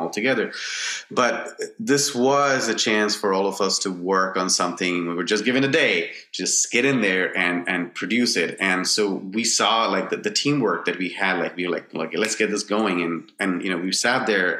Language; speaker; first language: English; non-native, local second language; Bangla